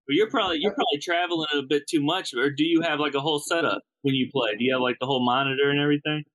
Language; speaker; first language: English; native; English